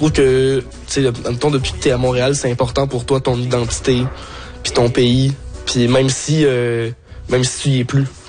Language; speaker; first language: French; native; French